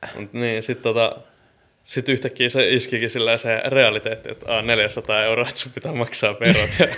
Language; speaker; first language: Finnish; native; Finnish